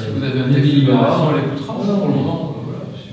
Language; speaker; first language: French; native; French